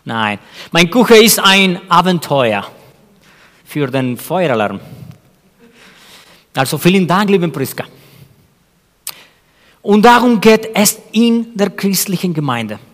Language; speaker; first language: German; non-native, fluent; Spanish